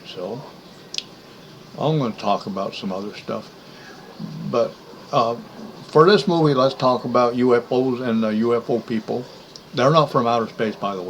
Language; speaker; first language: English; native; English